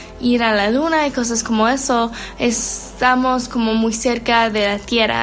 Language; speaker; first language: Spanish; non-native, learner; English